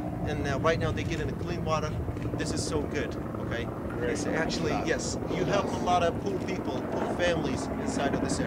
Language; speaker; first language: English; non-native, fluent; Arabic